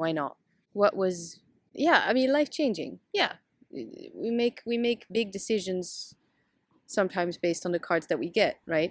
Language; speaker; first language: English; non-native, fluent; Dutch